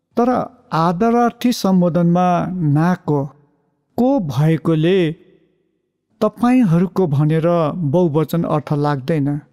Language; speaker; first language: Nepali; non-native, local second language; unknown